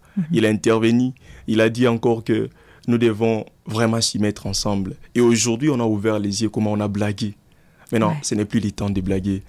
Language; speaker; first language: French; non-native, local second language; Lingala